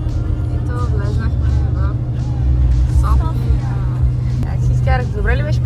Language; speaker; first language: Bulgarian; native; Bulgarian